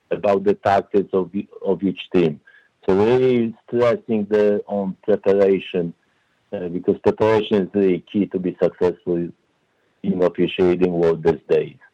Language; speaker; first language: English; non-native, fluent; Polish